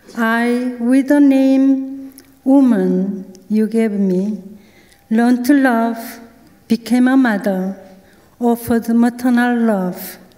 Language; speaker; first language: English; non-native, fluent; Korean